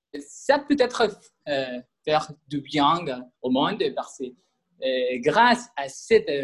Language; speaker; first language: French; non-native, learner; Spanish